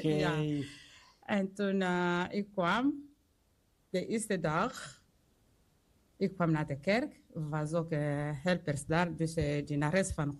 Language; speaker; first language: Dutch; non-native, learner; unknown